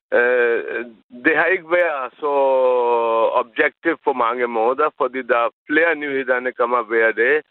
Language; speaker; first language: Danish; non-native, learner; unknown